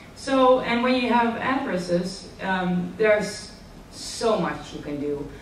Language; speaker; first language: English; non-native, fluent; Dutch